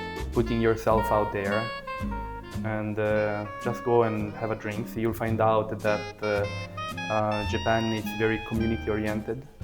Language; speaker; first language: English; early bilingual, other home language; Italian